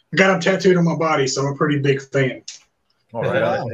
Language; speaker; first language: English; native; English